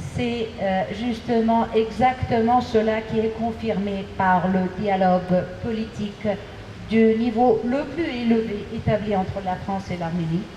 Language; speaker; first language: French; non-native, fluent; Armenian